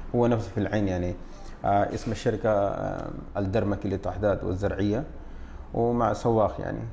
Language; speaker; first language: Arabic; non-native, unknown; Urdu